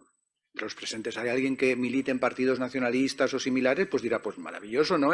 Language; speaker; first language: Spanish; native; Spanish